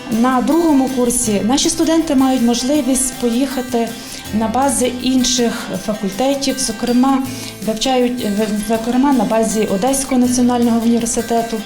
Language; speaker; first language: Ukrainian; native; Ukrainian